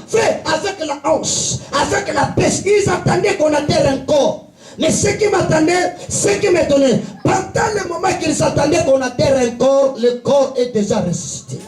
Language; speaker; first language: French; non-native, local second language; Lingala